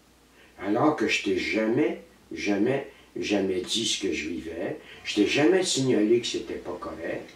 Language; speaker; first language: French; native; French